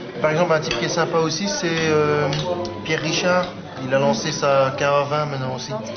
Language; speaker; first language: French; native; French